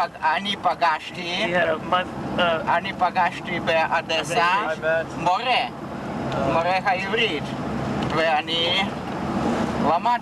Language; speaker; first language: Hebrew; non-native, learner; Yiddish